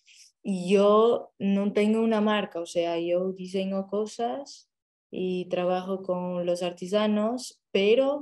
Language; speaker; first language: Spanish; non-native, fluent; Portuguese